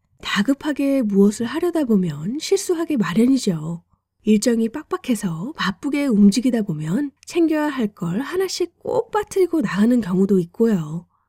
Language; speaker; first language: Korean; early bilingual, heritage; Korean